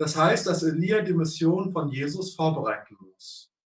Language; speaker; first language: German; native; German